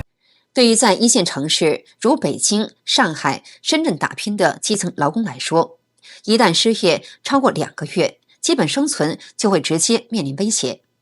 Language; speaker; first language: Chinese; native; Chinese